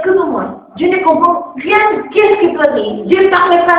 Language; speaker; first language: French; non-native, learner; Spanish